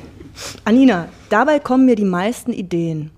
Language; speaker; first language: German; native; German